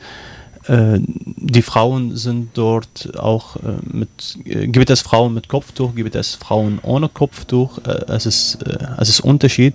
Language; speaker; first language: German; non-native, learner; Arabic